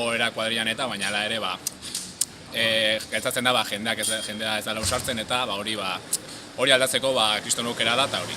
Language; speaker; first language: Basque; non-native, local second language; Spanish